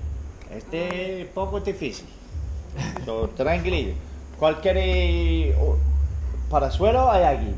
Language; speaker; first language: Spanish; non-native, learner; English